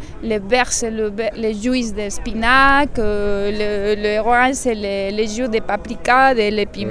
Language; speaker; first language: French; non-native, learner; Spanish